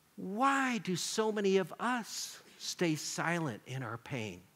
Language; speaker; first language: English; native; English